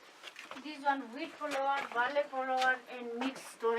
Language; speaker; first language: English; non-native, learner; Ladakhi